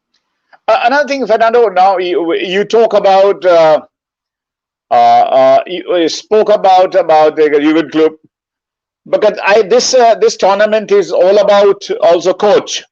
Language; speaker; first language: English; non-native, local second language; Bangla